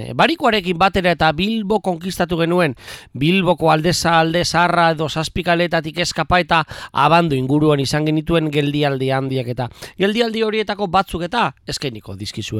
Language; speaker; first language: Basque; native; Basque